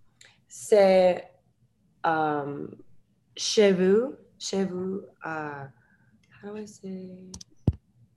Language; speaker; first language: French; non-native, learner; English